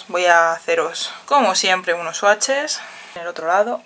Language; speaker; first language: Spanish; native; Spanish